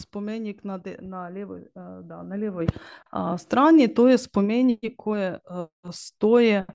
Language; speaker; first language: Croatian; non-native, learner; Ukrainian